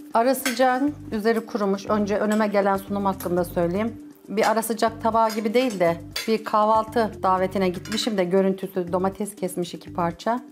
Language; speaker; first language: Turkish; native; Turkish